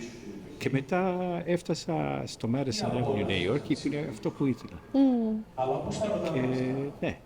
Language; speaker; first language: Greek; early bilingual, heritage; Greek